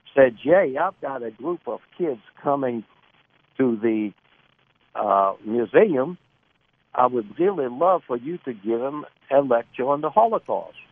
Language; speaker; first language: English; early bilingual, other home language; Lithuanian